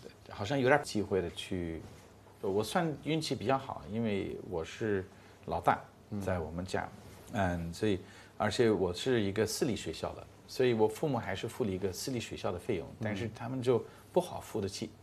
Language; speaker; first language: Chinese; non-native, fluent; English